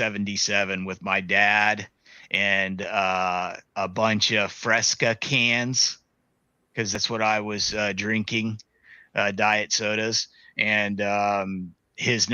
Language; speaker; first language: English; native; English